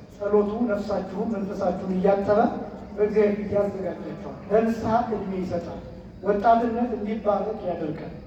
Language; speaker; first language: Amharic; native; Amharic